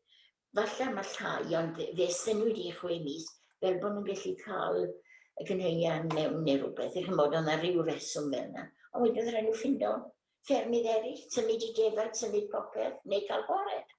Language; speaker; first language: Welsh; native; Welsh